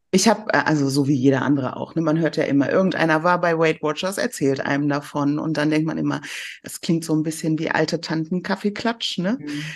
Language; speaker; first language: German; early bilingual, other home language; Persian